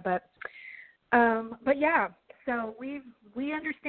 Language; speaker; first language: English; native; English